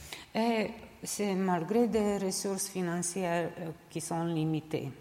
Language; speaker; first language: French; non-native, learner; Serbian